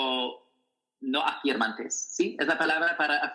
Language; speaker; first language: Spanish; non-native, learner; English